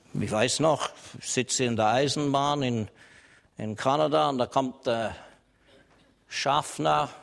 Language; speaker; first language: German; non-native, fluent; English